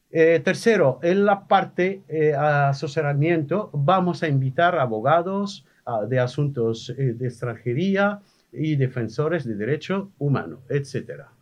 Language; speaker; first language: Spanish; non-native, fluent; Arabic